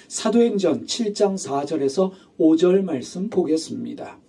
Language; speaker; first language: Korean; native; Korean